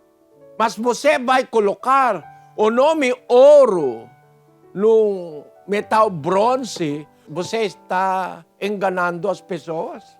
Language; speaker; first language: Portuguese; non-native, fluent; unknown